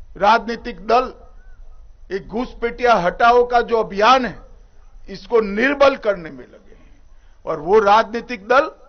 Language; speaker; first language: Hindi; non-native, local second language; Gujarati